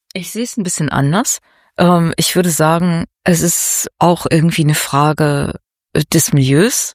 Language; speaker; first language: German; native; German